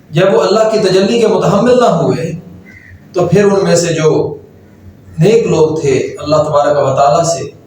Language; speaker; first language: Urdu; native; Urdu